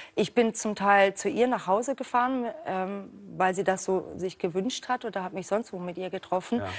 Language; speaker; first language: German; native; German